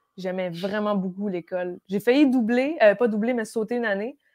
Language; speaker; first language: French; native; French